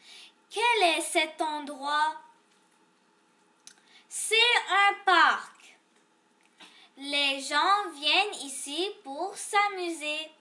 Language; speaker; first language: French; non-native, local second language; English